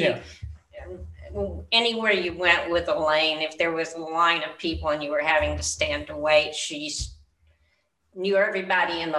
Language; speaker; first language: English; native; English